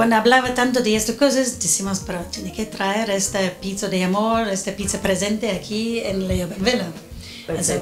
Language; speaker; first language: Spanish; non-native, fluent; Portuguese